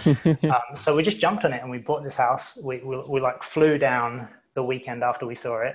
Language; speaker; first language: English; native; English